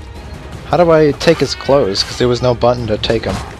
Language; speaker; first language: English; native; English